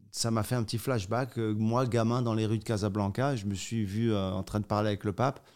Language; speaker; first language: French; native; French